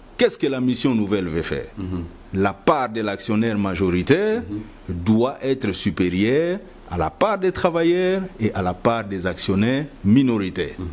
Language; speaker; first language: French; non-native, local second language; Lingala